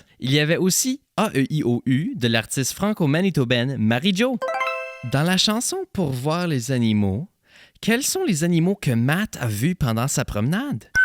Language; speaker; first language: French; native; French